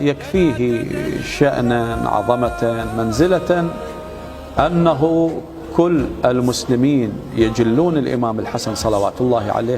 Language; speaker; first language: Arabic; native; Arabic